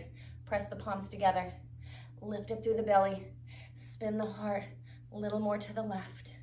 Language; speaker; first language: English; native; English